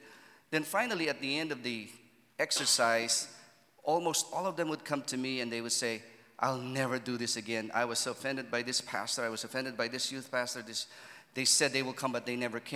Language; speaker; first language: English; non-native, local second language; Filipino